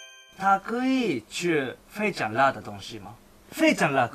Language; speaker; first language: Chinese; non-native, learner; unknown